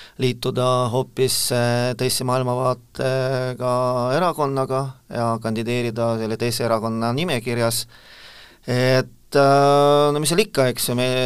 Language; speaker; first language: Estonian; non-native, local second language; Russian